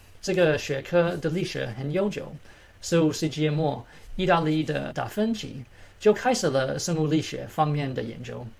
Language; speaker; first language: Chinese; early bilingual, heritage; Chinese